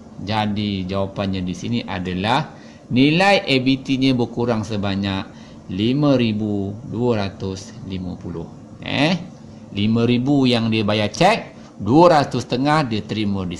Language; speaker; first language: Malay; native; Malay